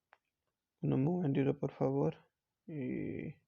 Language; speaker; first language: Spanish; non-native, learner; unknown